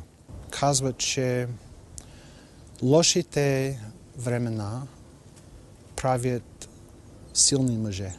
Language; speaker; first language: Bulgarian; non-native, fluent; English